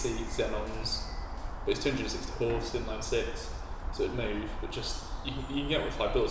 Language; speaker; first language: English; native; English